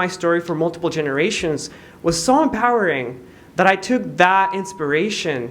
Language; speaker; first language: English; non-native, fluent; Spanish